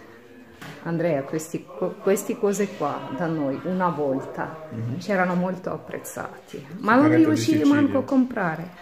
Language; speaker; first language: Italian; non-native, fluent; Russian